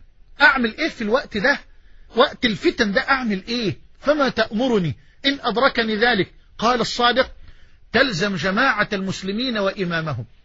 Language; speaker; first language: Arabic; native; Arabic